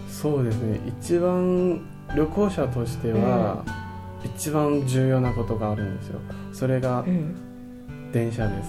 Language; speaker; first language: Japanese; non-native, fluent; Chinese